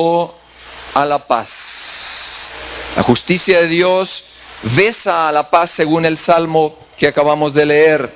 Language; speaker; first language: Spanish; native; Spanish